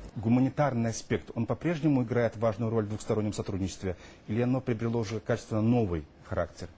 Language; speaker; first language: Russian; native; Russian